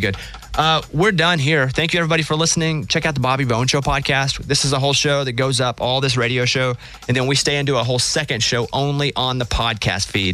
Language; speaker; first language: English; native; English